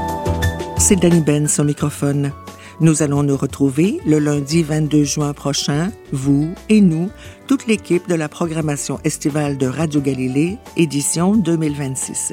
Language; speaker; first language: French; native; French